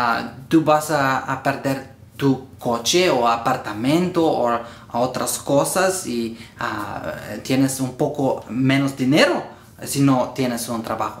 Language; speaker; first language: Spanish; non-native, learner; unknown